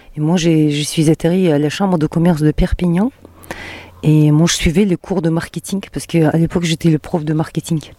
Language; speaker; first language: French; non-native, fluent; Russian